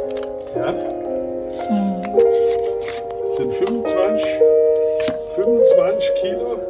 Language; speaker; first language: German; native; German